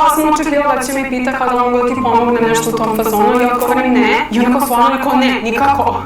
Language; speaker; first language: Serbian; non-native, fluent; English